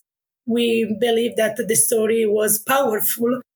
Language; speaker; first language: English; non-native, fluent; Italian